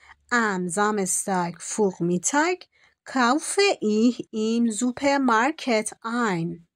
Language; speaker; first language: German; non-native, fluent; Persian